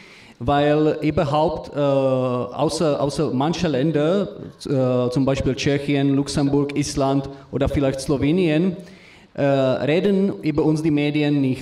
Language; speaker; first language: German; non-native, learner; Czech